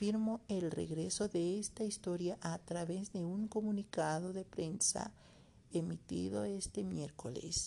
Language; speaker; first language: Spanish; non-native, learner; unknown